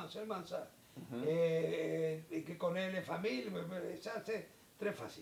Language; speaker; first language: French; non-native, learner; Spanish